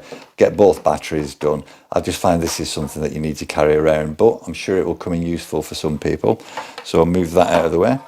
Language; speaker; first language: English; native; English